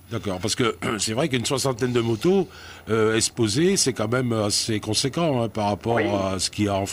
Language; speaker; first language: French; native; French